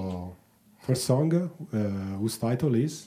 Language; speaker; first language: English; non-native, learner; Italian